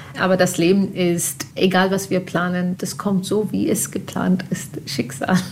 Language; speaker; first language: German; non-native, fluent; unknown